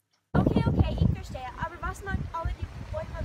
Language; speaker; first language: German; non-native, learner; English